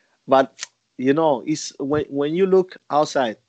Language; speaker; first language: English; non-native, learner; Spanish